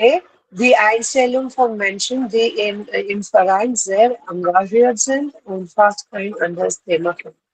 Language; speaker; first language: German; non-native, learner; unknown